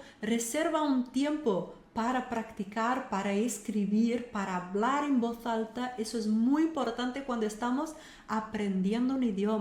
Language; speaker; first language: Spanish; non-native, fluent; Portuguese